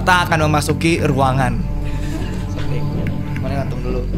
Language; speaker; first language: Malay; non-native, local second language; Sundanese